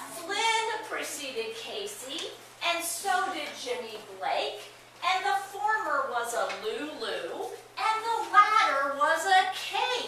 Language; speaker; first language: English; native; English